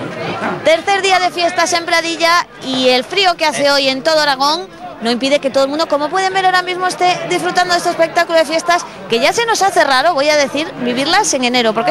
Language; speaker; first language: Spanish; native; Spanish